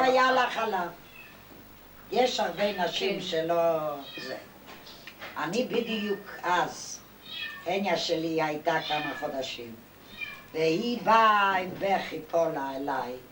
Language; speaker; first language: Hebrew; non-native, fluent; Yiddish